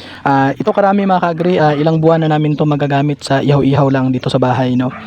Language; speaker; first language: Filipino; non-native, local second language; Cebuano